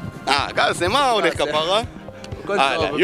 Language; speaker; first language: Hebrew; native; Hebrew